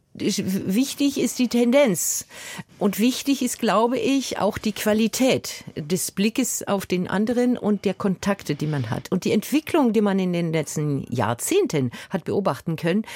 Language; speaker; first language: German; non-native, fluent; French